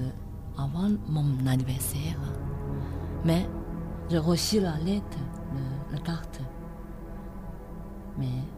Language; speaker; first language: French; non-native, learner; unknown